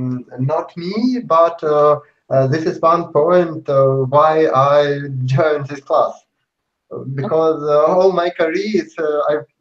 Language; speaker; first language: English; non-native, learner; Russian